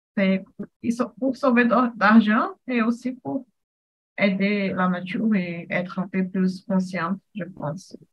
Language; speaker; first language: French; non-native, fluent; Portuguese